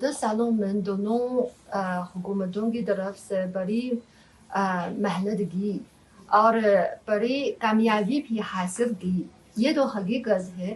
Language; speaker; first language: Hindi; non-native, fluent; Chinese